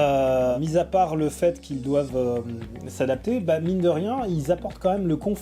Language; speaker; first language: French; native; French